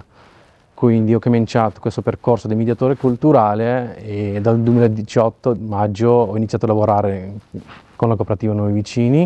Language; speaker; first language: Italian; non-native, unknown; Urdu